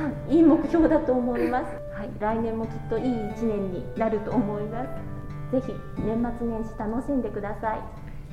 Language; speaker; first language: Japanese; native; Japanese